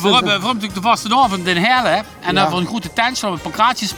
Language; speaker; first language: Dutch; native; Dutch